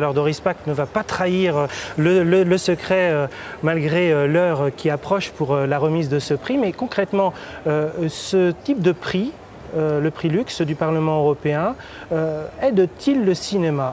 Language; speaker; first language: French; native; French